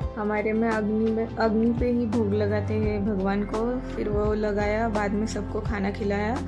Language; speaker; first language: Hindi; non-native, local second language; Marathi